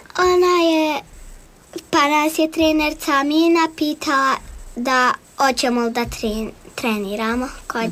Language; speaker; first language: Serbian; native; Serbian